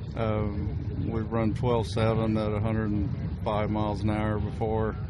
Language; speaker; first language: English; native; English